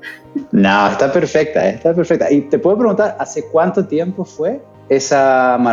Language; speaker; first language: Spanish; native; Spanish